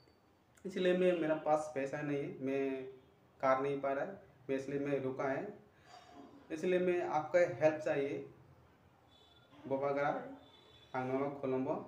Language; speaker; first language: Hindi; non-native, local second language; Kok Borok